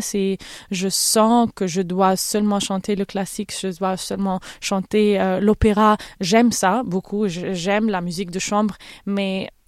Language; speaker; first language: French; non-native, fluent; Arabic